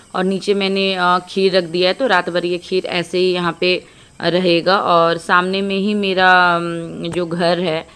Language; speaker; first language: Hindi; native; Hindi